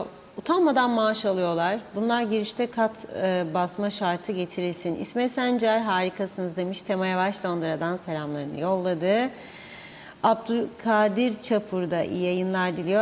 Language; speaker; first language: Turkish; native; Turkish